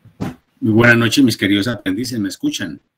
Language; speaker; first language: Spanish; native; Spanish